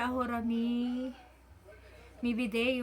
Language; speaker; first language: Spanish; non-native, learner; Filipino